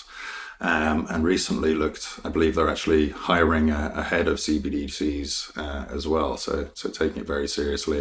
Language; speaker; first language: English; native; English